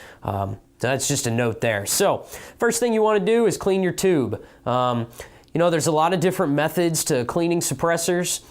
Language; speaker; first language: English; native; English